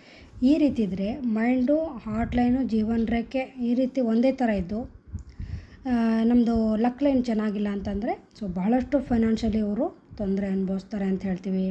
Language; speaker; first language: Kannada; native; Kannada